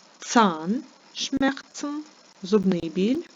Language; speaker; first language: German; non-native, fluent; Ukrainian